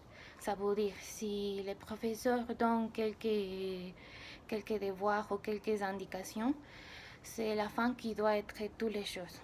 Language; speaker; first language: French; non-native, learner; Spanish